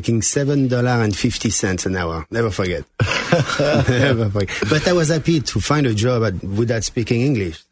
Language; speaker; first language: English; non-native, fluent; French